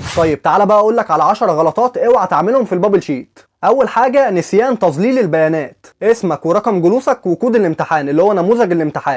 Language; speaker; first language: Arabic; native; Arabic